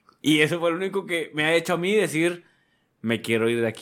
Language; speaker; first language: Spanish; native; Spanish